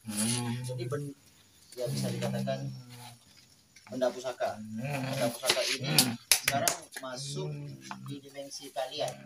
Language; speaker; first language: Indonesian; native; Indonesian